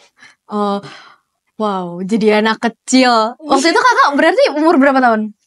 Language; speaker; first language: Indonesian; native; Indonesian